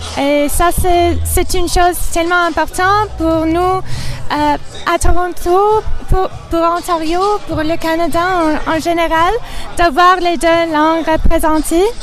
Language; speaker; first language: French; non-native, local second language; English